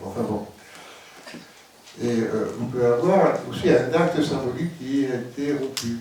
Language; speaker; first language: French; native; French